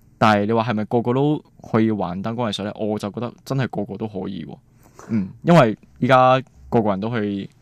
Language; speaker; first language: Cantonese; native; Cantonese